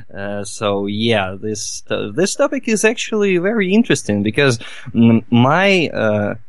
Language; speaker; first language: English; non-native, fluent; Russian